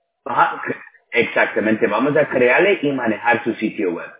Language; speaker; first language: Spanish; early bilingual, other home language; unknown